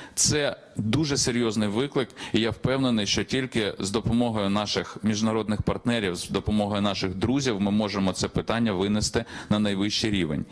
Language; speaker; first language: Ukrainian; native; Ukrainian